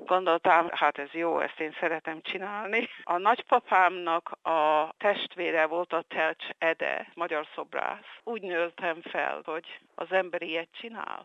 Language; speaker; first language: Hungarian; early bilingual, heritage; Hungarian